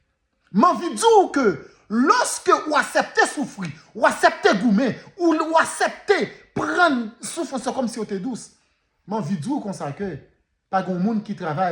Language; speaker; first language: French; non-native, local second language; Haitian Creole